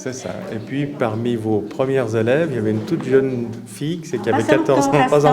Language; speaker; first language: French; native; French